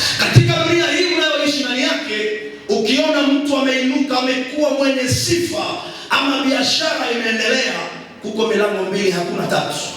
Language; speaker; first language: Swahili; non-native, local second language; Nande